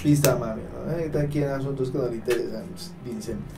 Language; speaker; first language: Spanish; native; Spanish